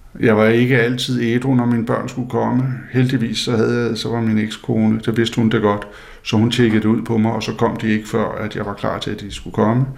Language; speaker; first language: Danish; non-native, local second language; Faroese